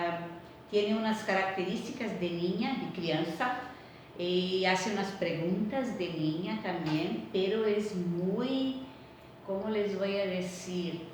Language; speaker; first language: Spanish; non-native, fluent; Portuguese